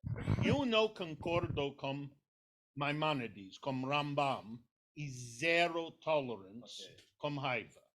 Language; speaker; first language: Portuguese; non-native, learner; English